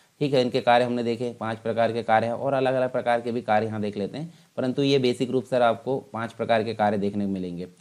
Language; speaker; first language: Hindi; native; Hindi